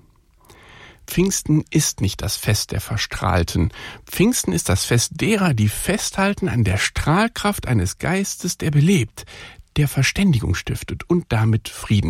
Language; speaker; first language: German; native; German